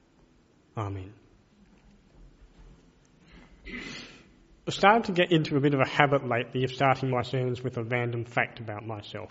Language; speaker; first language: English; native; English